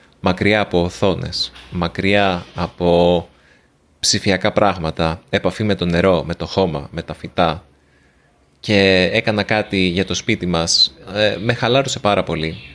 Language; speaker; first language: Greek; native; Greek